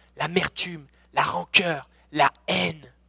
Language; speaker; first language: French; native; French